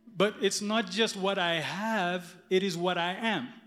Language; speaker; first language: English; early bilingual, other home language; Amharic